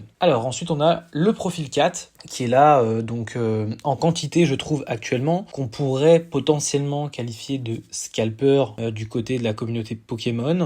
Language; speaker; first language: French; native; French